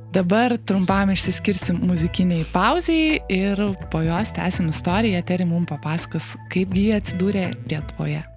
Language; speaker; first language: Lithuanian; native; Lithuanian